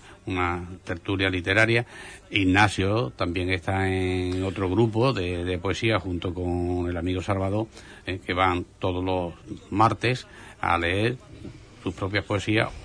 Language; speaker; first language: Spanish; native; Spanish